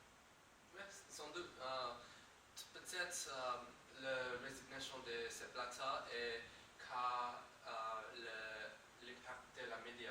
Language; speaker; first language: French; non-native, learner; English